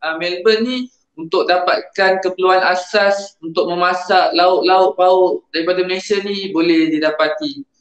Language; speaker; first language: Malay; native; Malay